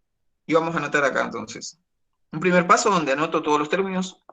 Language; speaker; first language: Spanish; native; Spanish